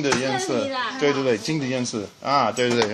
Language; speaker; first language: Chinese; non-native, fluent; English